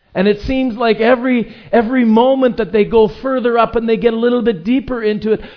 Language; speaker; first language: English; native; English